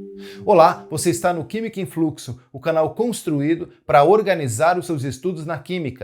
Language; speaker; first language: Portuguese; native; Portuguese